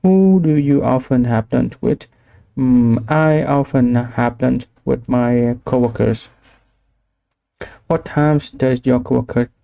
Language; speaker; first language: English; non-native, learner; Vietnamese